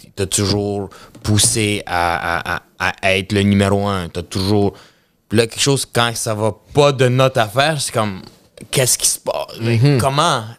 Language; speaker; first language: French; early bilingual, other home language; Russian